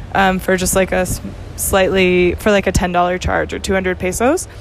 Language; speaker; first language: English; native; English